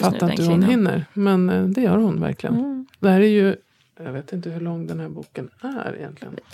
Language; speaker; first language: Swedish; native; Swedish